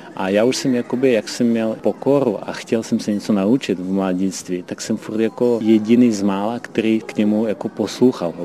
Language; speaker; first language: Czech; non-native, fluent; Ukrainian